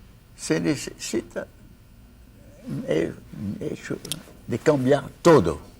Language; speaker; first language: Spanish; non-native, fluent; French